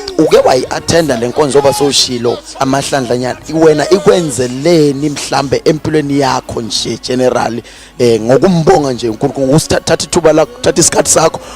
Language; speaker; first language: Zulu; native; Zulu